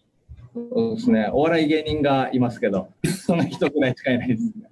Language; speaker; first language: Japanese; native; Japanese